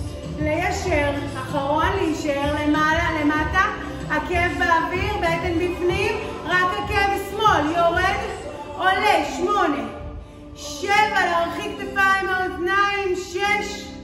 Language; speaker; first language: Hebrew; native; Hebrew